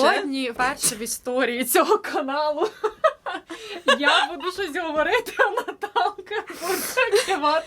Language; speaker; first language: Ukrainian; native; Ukrainian